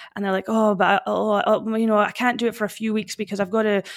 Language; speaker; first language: English; native; English